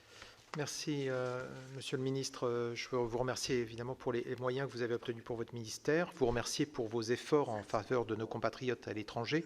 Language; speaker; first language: French; native; French